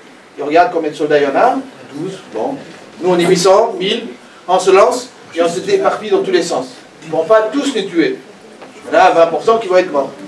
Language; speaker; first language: French; non-native, fluent; Persian